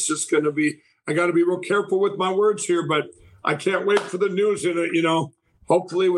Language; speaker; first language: English; native; English